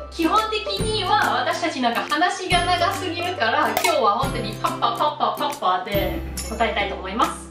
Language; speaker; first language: Japanese; non-native, fluent; German